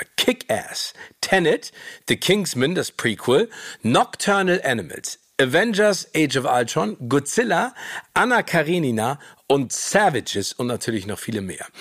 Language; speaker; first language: German; native; German